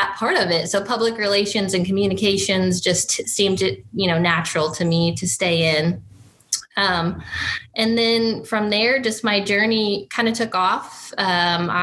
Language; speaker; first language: English; native; English